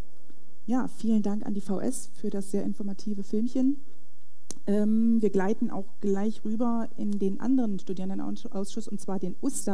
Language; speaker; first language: German; native; German